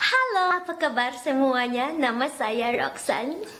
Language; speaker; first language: Indonesian; non-native, learner; Filipino